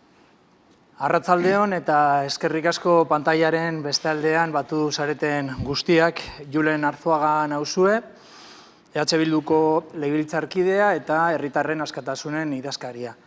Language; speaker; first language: Basque; native; Basque